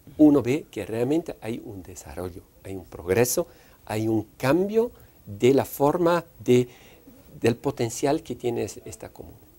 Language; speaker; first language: Spanish; non-native, fluent; Dutch